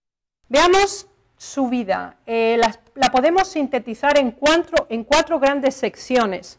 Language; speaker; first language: Spanish; native; Spanish